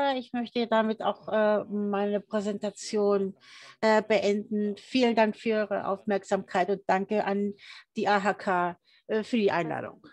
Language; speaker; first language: German; early bilingual, heritage; German